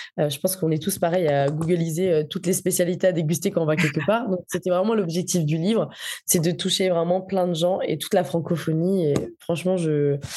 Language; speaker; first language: French; non-native, local second language; Morisyen